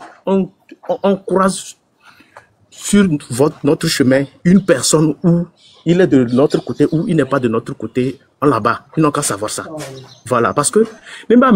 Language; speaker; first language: French; non-native, local second language; Ewe